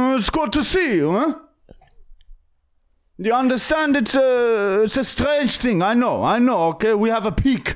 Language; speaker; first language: English; early bilingual, other home language; German